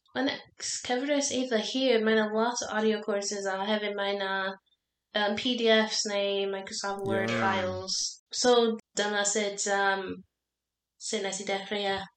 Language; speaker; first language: Welsh; non-native, learner; English